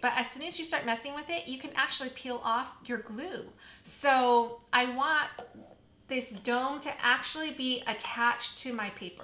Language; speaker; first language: English; native; English